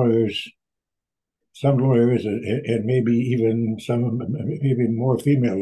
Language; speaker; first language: English; native; English